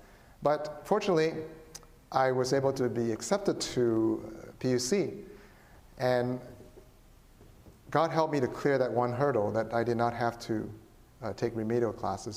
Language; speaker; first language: English; non-native, local second language; Chinese